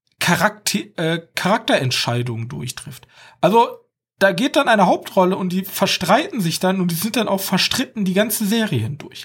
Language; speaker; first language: German; native; German